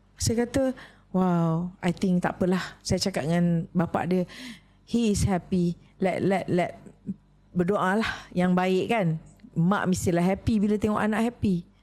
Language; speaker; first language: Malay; native; Malay